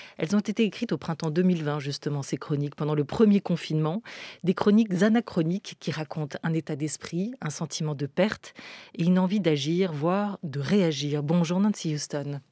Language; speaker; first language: French; native; French